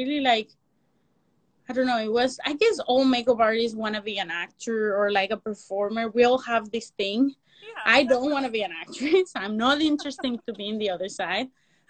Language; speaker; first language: English; non-native, fluent; Spanish